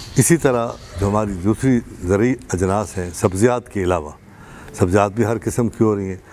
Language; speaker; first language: Urdu; non-native, local second language; Saraiki